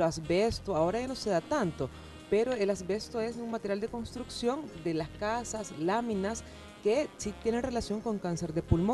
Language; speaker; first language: Spanish; native; Spanish